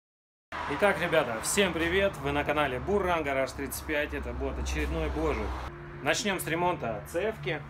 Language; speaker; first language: Russian; native; Russian